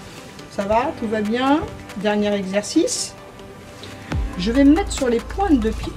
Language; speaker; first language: French; native; French